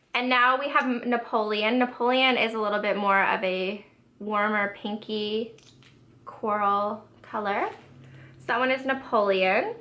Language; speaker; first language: English; native; English